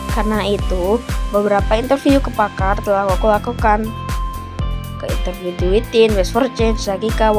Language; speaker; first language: Indonesian; native; Indonesian